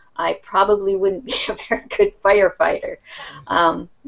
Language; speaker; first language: English; native; English